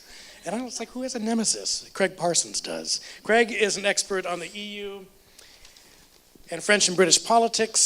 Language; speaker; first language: English; native; English